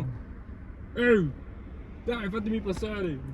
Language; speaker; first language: Italian; early bilingual, other home language; Filipino